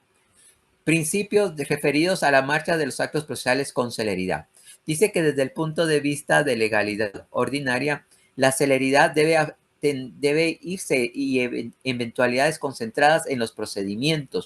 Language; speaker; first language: Spanish; native; Spanish